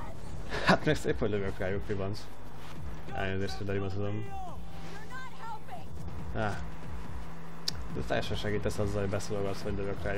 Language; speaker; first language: Hungarian; native; Hungarian